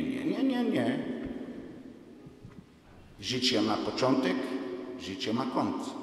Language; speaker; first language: Polish; non-native, fluent; Hebrew